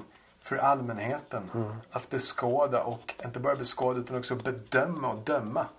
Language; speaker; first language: Swedish; native; Swedish